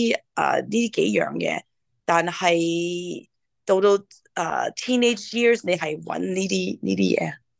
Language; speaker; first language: Cantonese; early bilingual, heritage; English